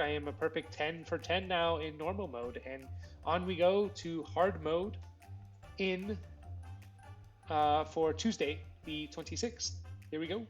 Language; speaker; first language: English; native; English